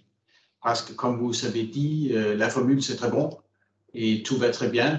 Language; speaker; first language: French; non-native, fluent; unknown